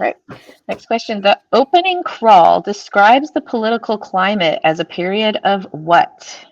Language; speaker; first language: English; native; English